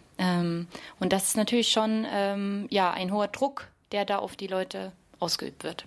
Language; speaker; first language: German; native; German